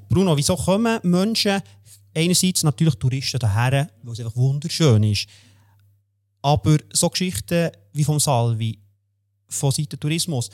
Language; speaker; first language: German; native; German